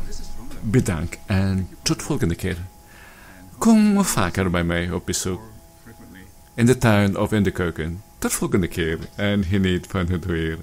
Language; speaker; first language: Dutch; non-native, learner; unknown